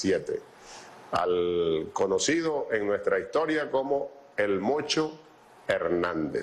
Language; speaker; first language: Spanish; native; Spanish